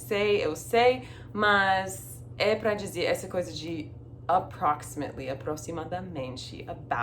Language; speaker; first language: Portuguese; non-native, fluent; English